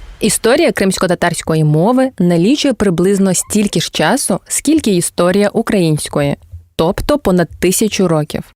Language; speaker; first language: Ukrainian; non-native, local second language; Crimean Tatar